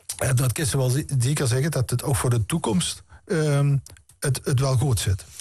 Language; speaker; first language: Dutch; native; Dutch